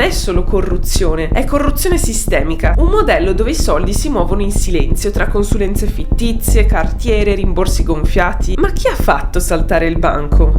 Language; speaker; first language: Italian; native; Italian